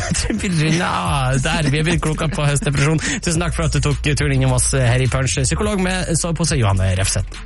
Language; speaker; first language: Norwegian; native; Norwegian